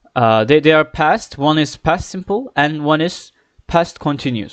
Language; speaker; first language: English; non-native, fluent; Turkish